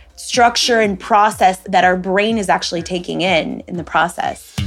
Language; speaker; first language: English; early bilingual, other home language; Spanish